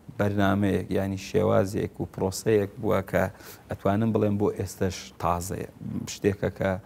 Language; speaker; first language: Central Kurdish; non-native, local second language; Gurani